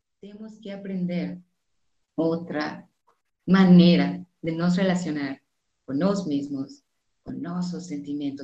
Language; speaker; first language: Spanish; non-native, fluent; Portuguese